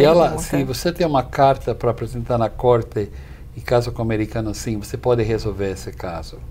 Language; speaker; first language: Portuguese; non-native, fluent; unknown